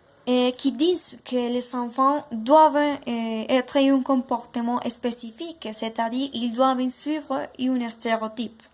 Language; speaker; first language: French; non-native, learner; Spanish